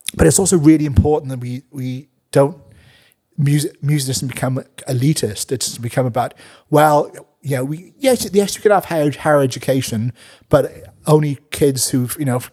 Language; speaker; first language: English; native; English